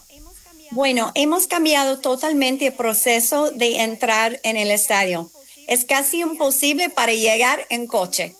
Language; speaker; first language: Spanish; non-native, fluent; English